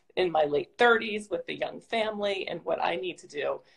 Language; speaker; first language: English; native; English